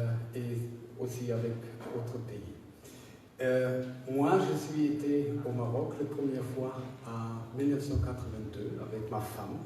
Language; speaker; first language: French; non-native, learner; German